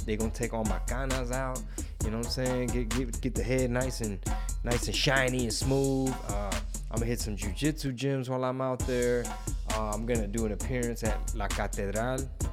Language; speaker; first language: English; early bilingual, other home language; Spanish